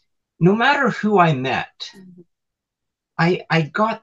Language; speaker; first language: English; native; English